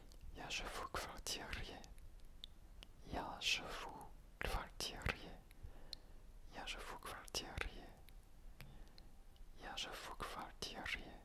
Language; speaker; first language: Russian; non-native, learner; French